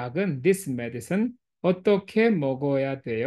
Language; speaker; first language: Korean; non-native, fluent; English